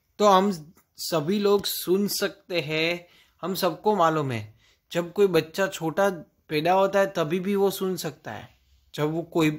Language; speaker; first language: Hindi; non-native, local second language; Gujarati